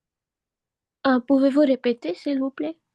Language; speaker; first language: French; non-native, learner; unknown